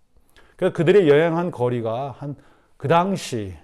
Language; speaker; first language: Korean; native; Korean